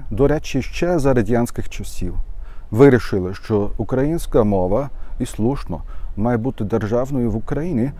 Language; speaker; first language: Ukrainian; non-native, fluent; German